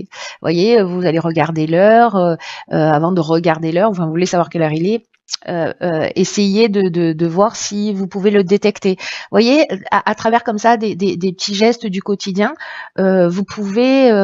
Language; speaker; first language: French; native; French